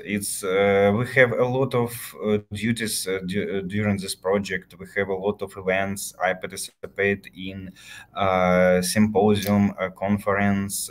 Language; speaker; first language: English; non-native, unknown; Ukrainian